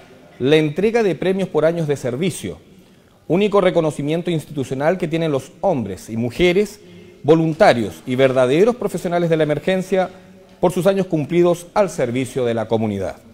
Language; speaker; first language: Spanish; native; Spanish